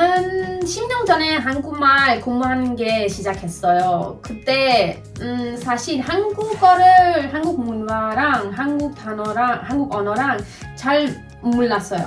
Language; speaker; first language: Korean; non-native, fluent; Persian